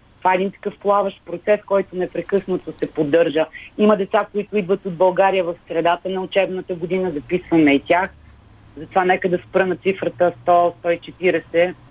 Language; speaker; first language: Bulgarian; native; Bulgarian